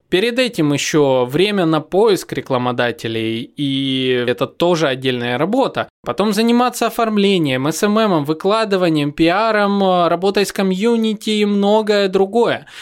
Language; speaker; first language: Russian; native; Russian